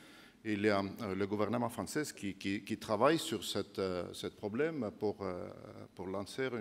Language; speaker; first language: French; non-native, fluent; Estonian